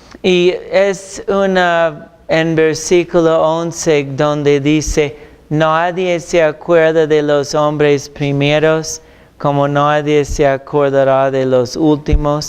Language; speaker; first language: Spanish; non-native, fluent; English